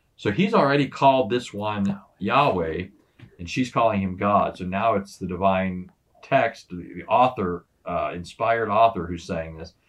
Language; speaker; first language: English; native; English